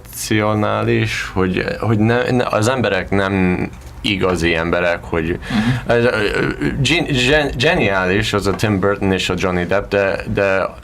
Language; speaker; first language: Hungarian; non-native, learner; English